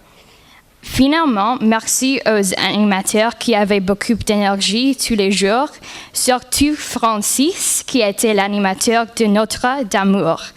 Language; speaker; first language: French; non-native, learner; English